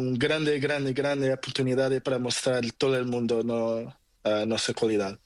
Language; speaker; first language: Spanish; non-native, learner; Portuguese